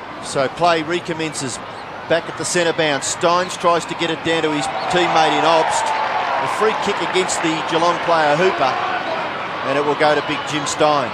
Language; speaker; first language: English; native; English